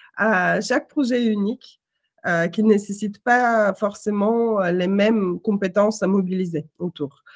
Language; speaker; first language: French; non-native, fluent; Russian